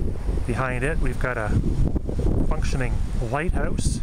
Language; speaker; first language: English; native; English